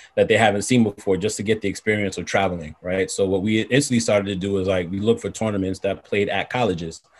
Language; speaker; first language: English; native; English